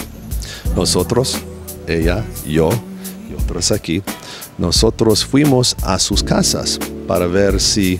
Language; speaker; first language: Spanish; non-native, learner; English